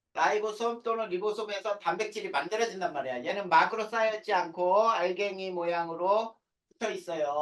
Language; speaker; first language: Korean; native; Korean